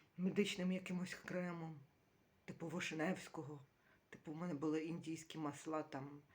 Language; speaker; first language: Ukrainian; native; Ukrainian